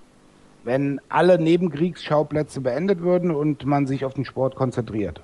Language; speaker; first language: German; native; German